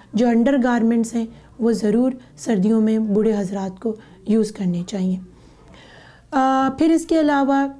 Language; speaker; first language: Urdu; native; Urdu